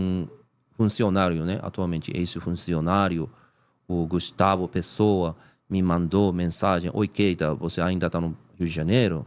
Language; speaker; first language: Portuguese; non-native, learner; Japanese